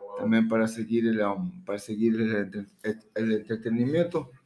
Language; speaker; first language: Spanish; early bilingual, heritage; Spanish